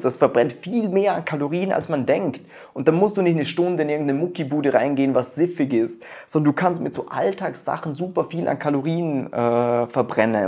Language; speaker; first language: German; native; German